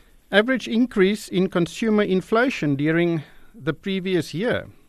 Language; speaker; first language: English; non-native, local second language; Afrikaans